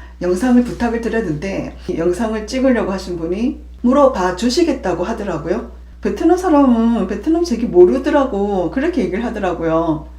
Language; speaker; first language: Korean; native; Korean